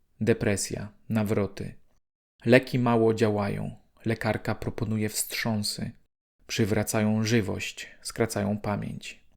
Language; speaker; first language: Polish; native; Polish